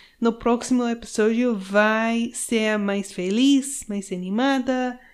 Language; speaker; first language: Portuguese; non-native, learner; English